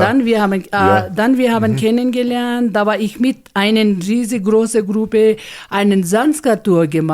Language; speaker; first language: German; non-native, learner; Ladakhi